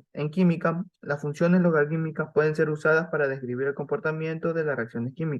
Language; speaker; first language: Spanish; native; Spanish